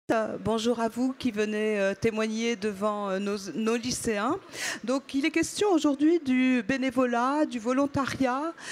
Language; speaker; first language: French; native; French